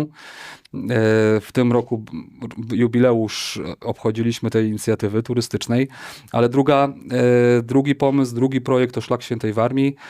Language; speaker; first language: Polish; native; Polish